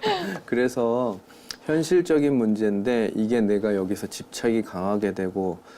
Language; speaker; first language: Korean; native; Korean